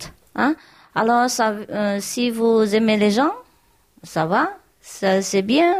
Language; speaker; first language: French; non-native, learner; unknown